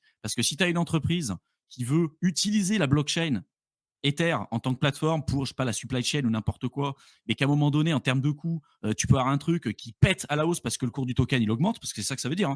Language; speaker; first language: French; native; French